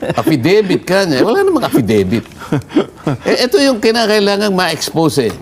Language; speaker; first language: Filipino; non-native, local second language; Pampanga